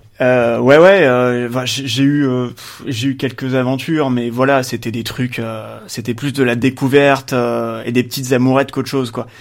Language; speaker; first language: French; native; French